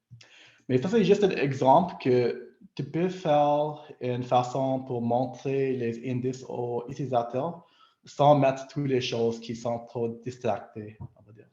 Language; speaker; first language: French; non-native, local second language; English